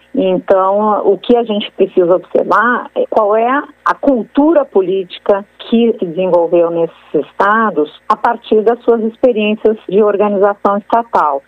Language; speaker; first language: Portuguese; native; Portuguese